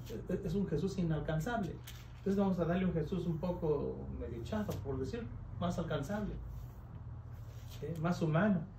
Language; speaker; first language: Spanish; native; Spanish